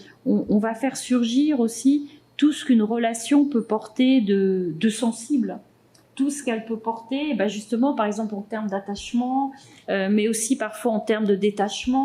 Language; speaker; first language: French; native; French